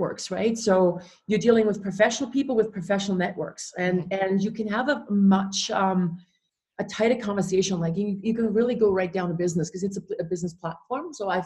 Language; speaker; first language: English; non-native, fluent; German